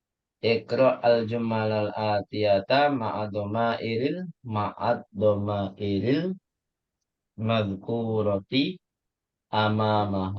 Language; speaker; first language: Arabic; non-native, fluent; Indonesian